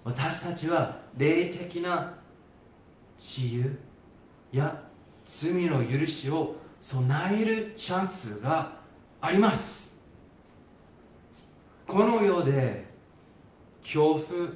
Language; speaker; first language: Japanese; non-native, fluent; English